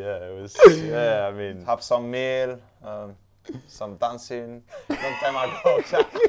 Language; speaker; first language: English; non-native, fluent; Spanish